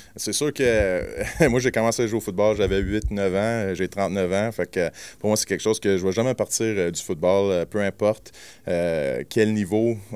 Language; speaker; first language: French; native; French